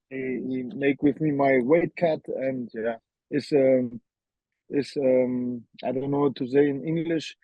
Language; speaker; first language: English; non-native, learner; German